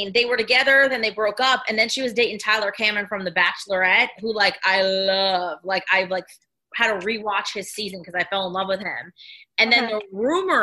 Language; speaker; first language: English; native; English